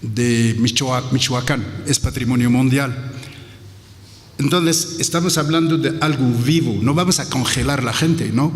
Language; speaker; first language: Spanish; non-native, fluent; Arabic